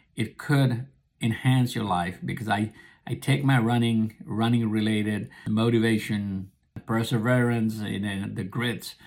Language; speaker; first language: English; non-native, local second language; Nepali